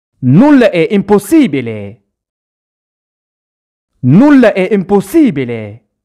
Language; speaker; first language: Italian; non-native, fluent; Arabic